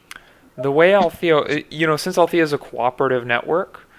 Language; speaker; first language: English; native; English